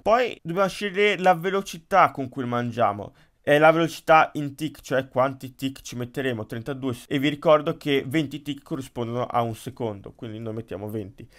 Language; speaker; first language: Italian; native; Italian